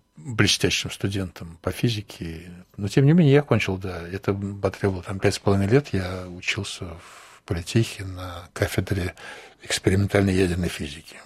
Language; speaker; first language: Russian; native; Russian